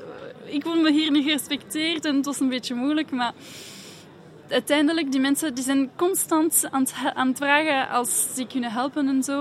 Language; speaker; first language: Dutch; non-native, fluent; French